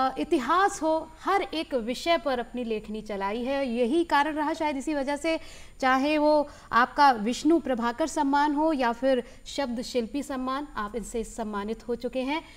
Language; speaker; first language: Hindi; native; Hindi